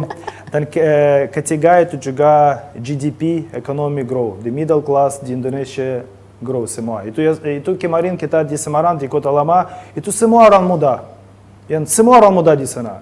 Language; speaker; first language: Indonesian; non-native, learner; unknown